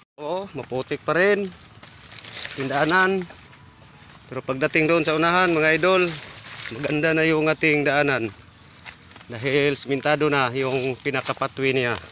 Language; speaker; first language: Filipino; non-native, local second language; Cebuano